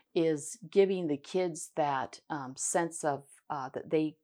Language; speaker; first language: English; native; English